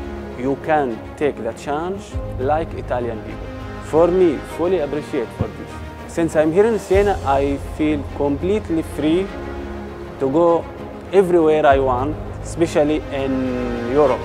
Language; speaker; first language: English; non-native, learner; Arabic